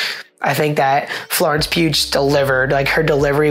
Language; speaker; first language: English; native; English